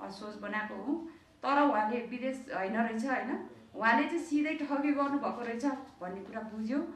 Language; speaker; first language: Nepali; non-native, local second language; Eastern Tamang